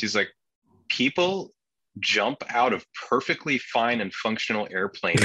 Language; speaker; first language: English; non-native, fluent; Turkish